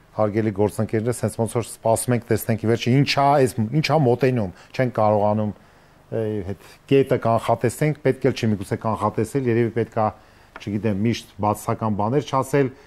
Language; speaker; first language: Armenian; native; Armenian